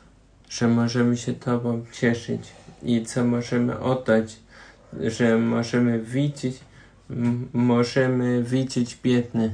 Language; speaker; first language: Polish; non-native, learner; German